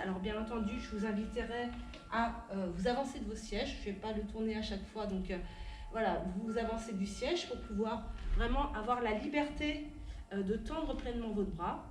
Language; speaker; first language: French; native; French